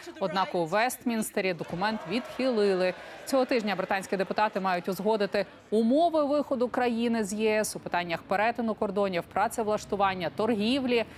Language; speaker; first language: Ukrainian; native; Ukrainian